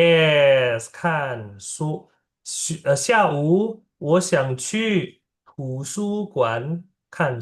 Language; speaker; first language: Chinese; non-native, fluent; Indonesian